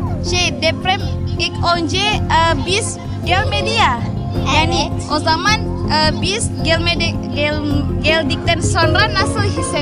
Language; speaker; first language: Turkish; non-native, learner; Indonesian